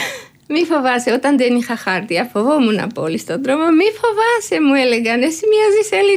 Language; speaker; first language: Greek; non-native, learner; Georgian